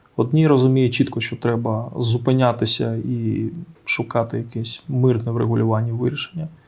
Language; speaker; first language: Ukrainian; native; Ukrainian